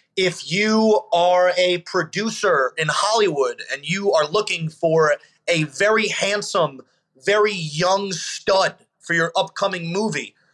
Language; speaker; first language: English; native; English